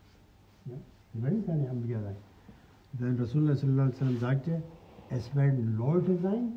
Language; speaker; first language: German; non-native, fluent; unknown